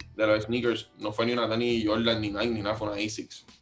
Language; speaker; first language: Spanish; native; Spanish